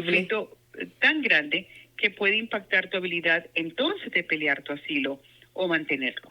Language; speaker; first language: Spanish; non-native, local second language; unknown